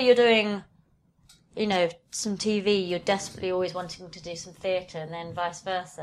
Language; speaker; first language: English; native; English